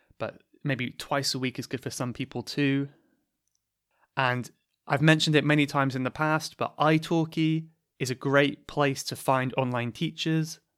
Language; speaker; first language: English; native; English